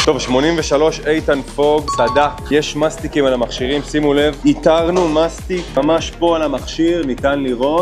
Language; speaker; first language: Hebrew; native; Hebrew